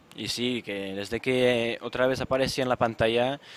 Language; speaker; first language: Spanish; non-native, fluent; Czech